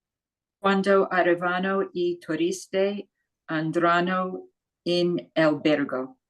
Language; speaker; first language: Italian; non-native, learner; English